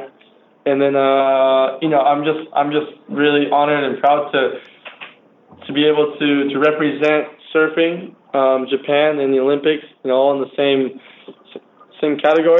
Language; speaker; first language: English; native; English